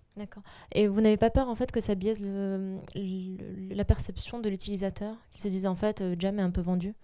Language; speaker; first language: French; non-native, local second language; Arabic